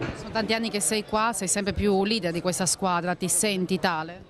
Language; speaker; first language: Italian; native; Italian